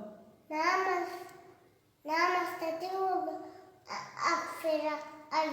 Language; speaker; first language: Arabic; non-native, learner; Urdu